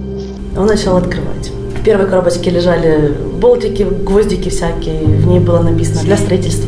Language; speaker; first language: Russian; native; Russian